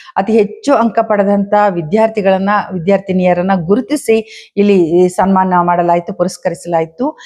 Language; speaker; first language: Kannada; native; Kannada